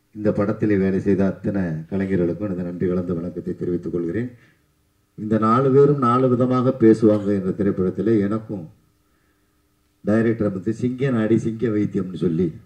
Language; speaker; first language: Tamil; native; Tamil